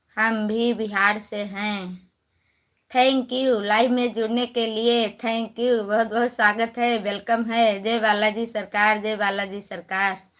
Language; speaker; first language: Hindi; native; Hindi